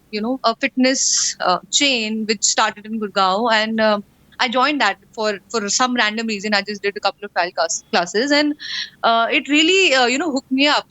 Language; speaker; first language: English; non-native, local second language; Hindi